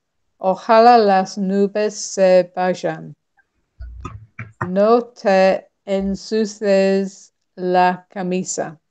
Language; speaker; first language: Spanish; non-native, learner; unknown